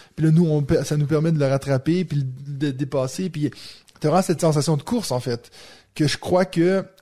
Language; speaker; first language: French; native; French